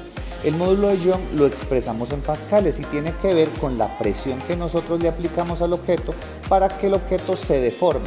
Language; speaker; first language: Spanish; native; Spanish